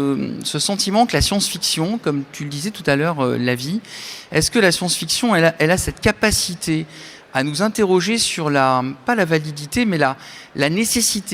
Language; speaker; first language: French; native; French